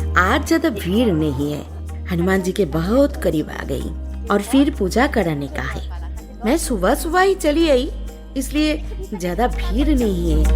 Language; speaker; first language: Hindi; non-native, local second language; Bangla